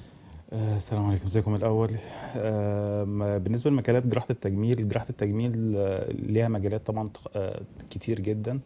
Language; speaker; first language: Arabic; native; Arabic